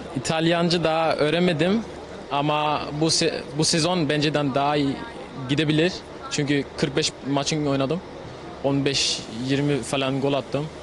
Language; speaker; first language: Turkish; early bilingual, heritage; Turkish